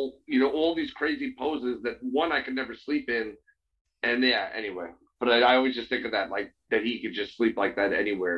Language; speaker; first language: English; native; English